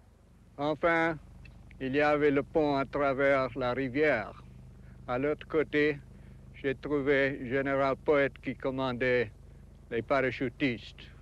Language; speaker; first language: French; non-native, fluent; English